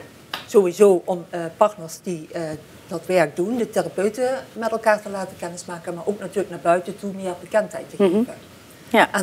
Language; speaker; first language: Dutch; native; Dutch